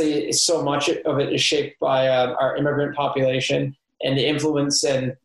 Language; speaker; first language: English; native; English